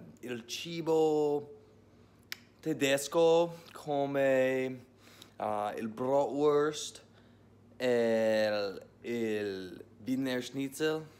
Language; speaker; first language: Italian; early bilingual, heritage; English